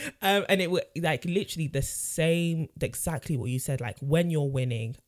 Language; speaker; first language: English; native; English